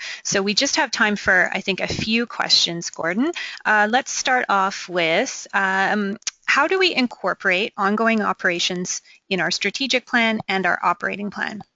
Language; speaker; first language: English; native; English